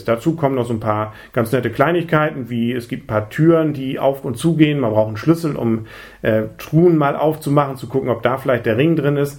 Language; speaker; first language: German; native; German